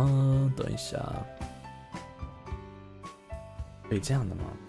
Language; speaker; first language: Chinese; non-native, learner; English